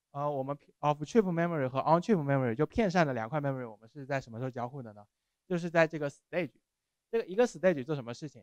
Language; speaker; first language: Chinese; native; Chinese